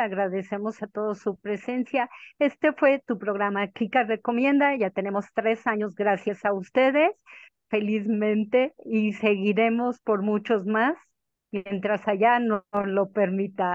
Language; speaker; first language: Spanish; native; Spanish